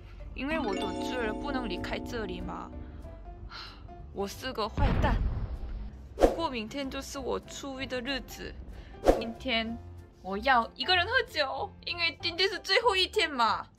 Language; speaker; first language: Chinese; non-native, fluent; Korean